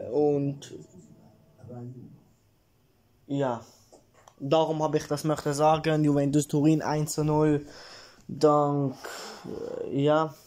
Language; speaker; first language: German; early bilingual, other home language; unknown